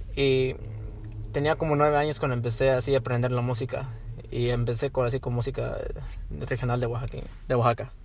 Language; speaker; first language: Spanish; early bilingual, heritage; Spanish